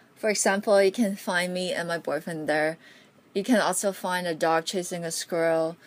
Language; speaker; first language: English; non-native, local second language; Cantonese